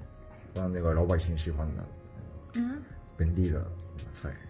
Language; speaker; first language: Chinese; non-native, fluent; Japanese